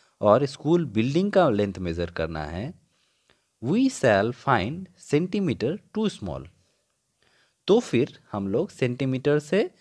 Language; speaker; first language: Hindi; non-native, local second language; Bangla